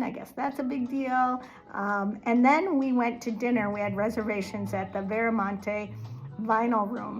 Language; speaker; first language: English; native; English